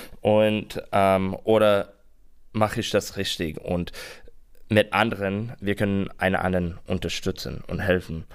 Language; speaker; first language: German; non-native, learner; English